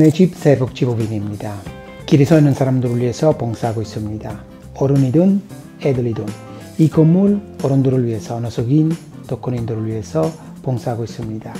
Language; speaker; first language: Korean; non-native, fluent; Italian